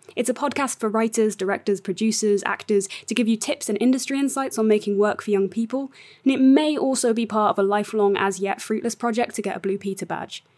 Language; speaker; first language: English; native; English